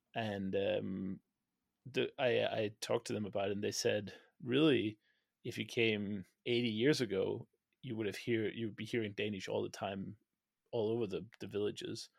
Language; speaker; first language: English; non-native, fluent; Danish